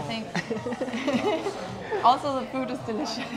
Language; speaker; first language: English; non-native, fluent; German